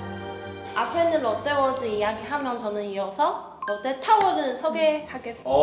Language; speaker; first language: Korean; non-native, learner; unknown